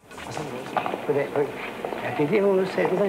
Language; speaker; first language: Danish; native; Danish